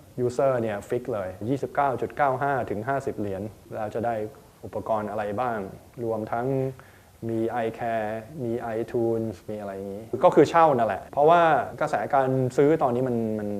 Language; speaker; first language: Thai; native; Thai